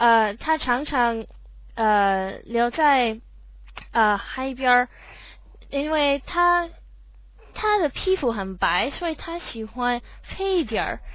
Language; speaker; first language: Chinese; non-native, learner; English